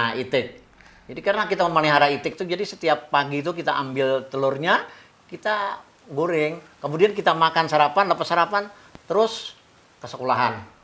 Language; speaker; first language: Malay; non-native, local second language; Banjar